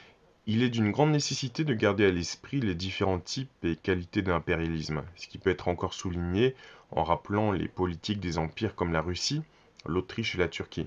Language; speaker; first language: French; native; French